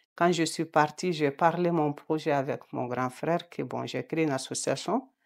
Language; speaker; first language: French; non-native, local second language; Bambara